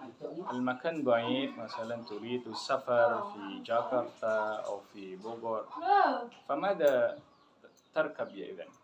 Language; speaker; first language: Arabic; non-native, learner; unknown